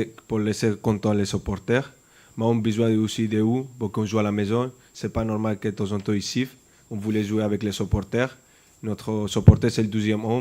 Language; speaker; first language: French; non-native, fluent; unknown